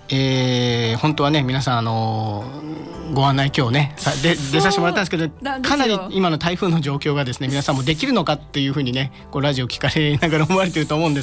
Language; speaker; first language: Japanese; native; Japanese